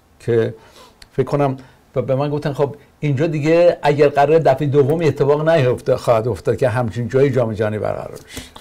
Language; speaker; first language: Persian; native; Persian